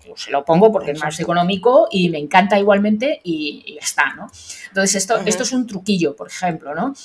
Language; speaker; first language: Spanish; native; Spanish